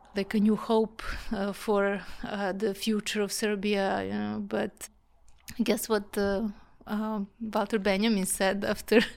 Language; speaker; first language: English; non-native, fluent; Serbian